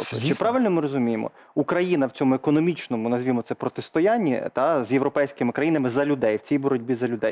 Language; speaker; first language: Ukrainian; native; Ukrainian